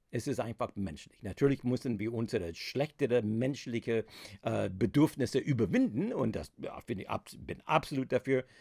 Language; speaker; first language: German; non-native, fluent; English